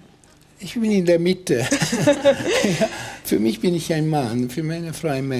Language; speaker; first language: German; non-native, fluent; Hungarian